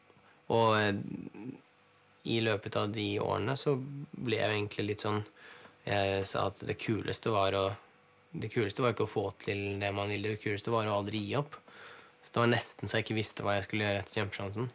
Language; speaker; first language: Norwegian; early bilingual, other home language; Russian